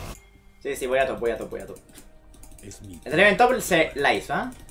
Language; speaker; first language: Spanish; native; Spanish